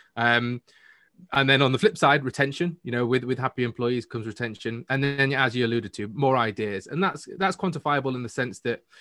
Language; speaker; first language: English; native; English